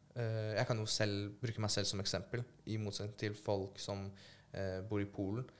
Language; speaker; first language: Norwegian; early bilingual, other home language; Polish